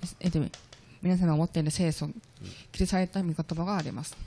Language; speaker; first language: Japanese; non-native, learner; Korean